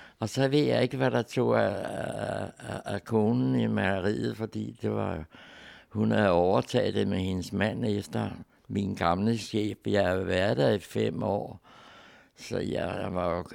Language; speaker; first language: Danish; native; Danish